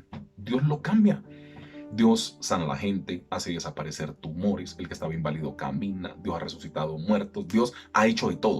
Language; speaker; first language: Spanish; native; Spanish